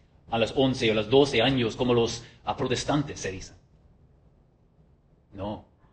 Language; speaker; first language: Spanish; non-native, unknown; English